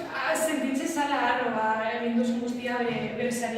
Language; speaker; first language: Basque; non-native, local second language; Spanish